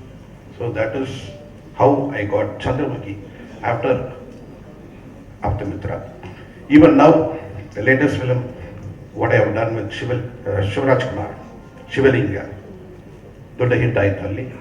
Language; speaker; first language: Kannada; non-native, learner; Tamil